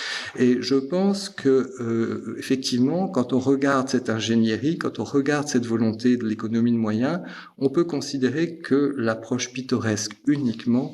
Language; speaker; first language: French; native; French